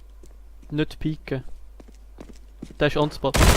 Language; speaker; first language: German; native; German